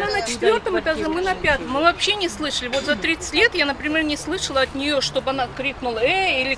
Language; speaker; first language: Russian; native; Russian